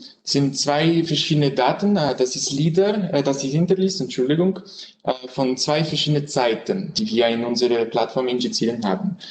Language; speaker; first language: German; non-native, learner; French